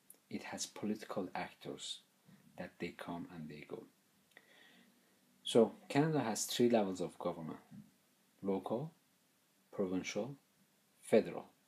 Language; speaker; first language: English; non-native, fluent; Persian